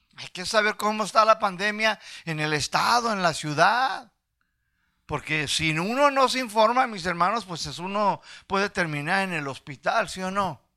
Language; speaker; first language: Spanish; early bilingual, heritage; Spanish